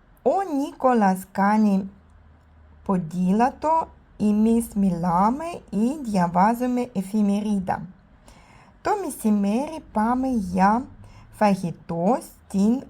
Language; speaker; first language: Greek; non-native, learner; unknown